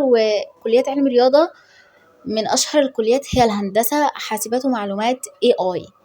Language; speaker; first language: Arabic; native; Arabic